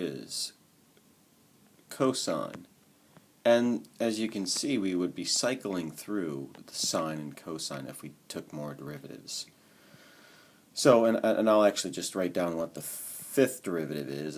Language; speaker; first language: English; native; English